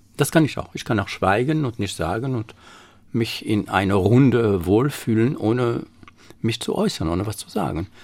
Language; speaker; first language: German; non-native, fluent; French